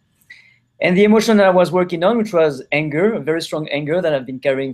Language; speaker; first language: English; non-native, fluent; French